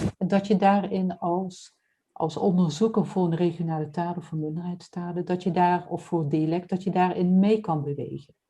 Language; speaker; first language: Dutch; native; Dutch